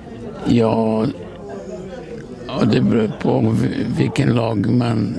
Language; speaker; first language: Swedish; early bilingual, other home language; Portuguese